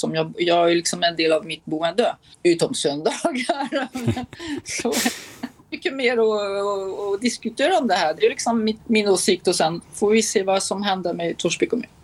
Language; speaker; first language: Swedish; non-native, fluent; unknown